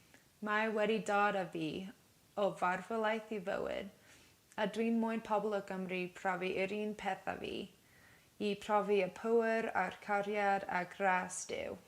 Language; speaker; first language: Welsh; non-native, learner; English